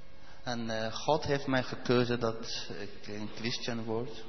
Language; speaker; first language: Dutch; non-native, learner; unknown